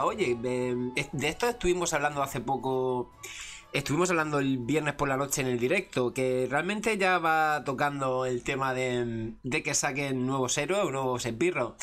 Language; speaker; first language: Spanish; native; Spanish